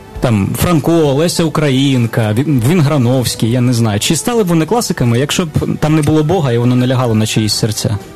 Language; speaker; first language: Ukrainian; native; Ukrainian